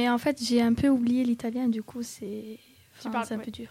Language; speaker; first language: French; early bilingual, other home language; Arabic